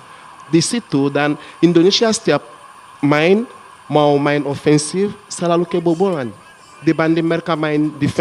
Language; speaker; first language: Indonesian; non-native, fluent; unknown